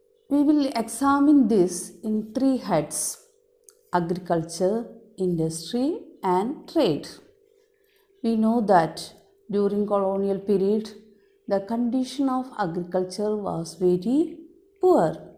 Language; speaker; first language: English; non-native, local second language; Malayalam